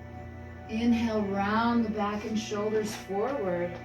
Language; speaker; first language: English; native; English